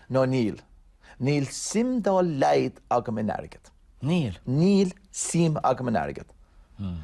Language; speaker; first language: Irish; non-native, local second language; English